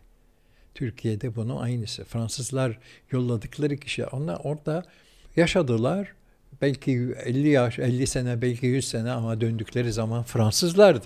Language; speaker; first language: Turkish; early bilingual, heritage; Turkish